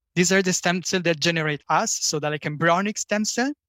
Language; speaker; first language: English; non-native, fluent; Italian